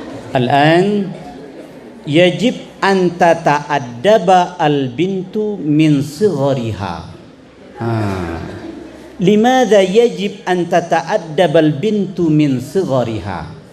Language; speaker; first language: Arabic; non-native, fluent; Indonesian